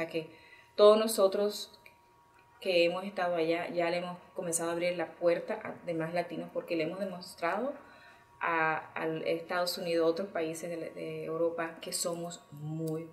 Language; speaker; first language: Spanish; early bilingual, heritage; Spanish